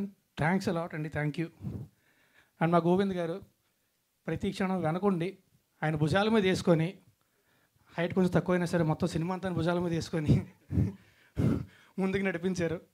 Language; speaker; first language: Telugu; native; Telugu